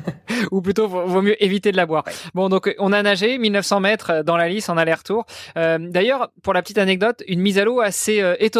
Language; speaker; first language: French; native; French